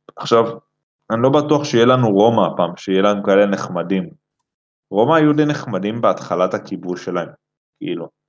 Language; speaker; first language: Hebrew; native; Hebrew